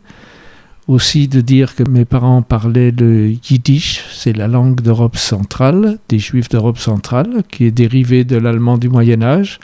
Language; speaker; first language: French; native; French